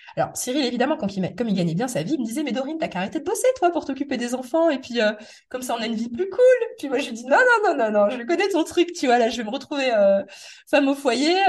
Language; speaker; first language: French; native; French